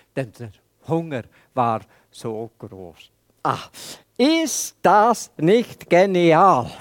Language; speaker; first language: German; non-native, fluent; Welsh